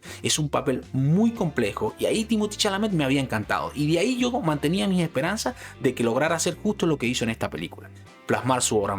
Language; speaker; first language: Spanish; native; Spanish